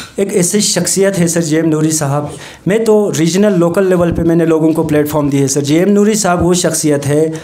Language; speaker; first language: Hindi; non-native, local second language; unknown